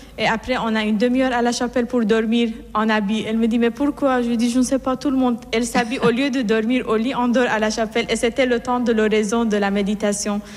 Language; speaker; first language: French; non-native, fluent; Persian